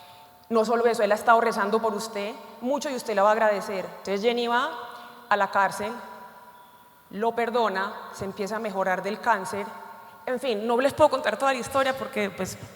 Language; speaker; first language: Spanish; native; Spanish